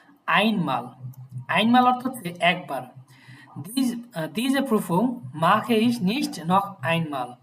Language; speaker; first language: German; non-native, learner; Bangla